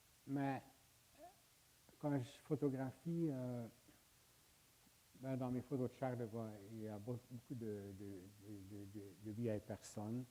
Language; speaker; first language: French; non-native, fluent; Hungarian